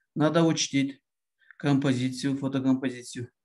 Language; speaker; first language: Russian; non-native, local second language; Kazakh